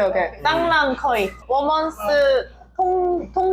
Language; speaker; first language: Chinese; non-native, learner; Korean